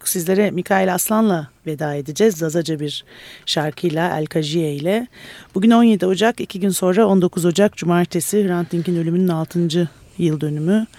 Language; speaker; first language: Turkish; native; Turkish